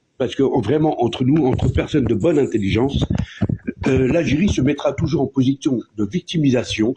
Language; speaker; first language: French; non-native, local second language; Kabyle